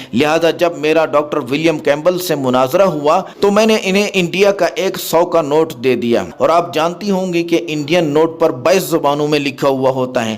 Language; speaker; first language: Urdu; native; Urdu